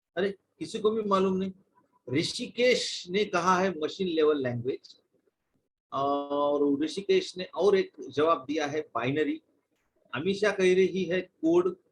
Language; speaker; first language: Hindi; non-native, local second language; Marathi